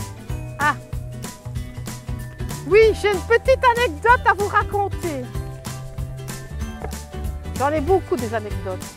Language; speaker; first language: French; native; French